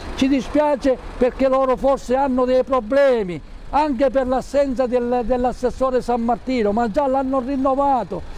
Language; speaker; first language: Italian; native; Italian